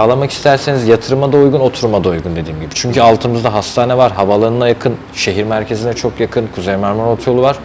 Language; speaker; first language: Turkish; native; Turkish